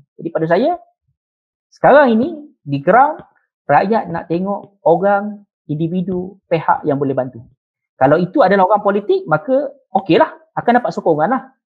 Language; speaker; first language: Malay; native; Malay